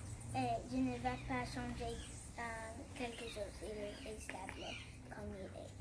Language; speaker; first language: French; non-native, learner; English